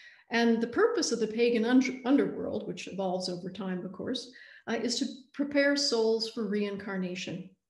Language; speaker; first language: English; native; English